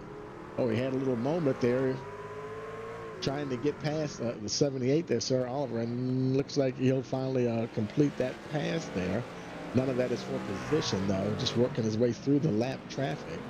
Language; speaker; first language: English; native; English